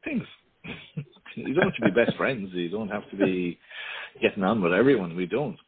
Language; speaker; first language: English; native; English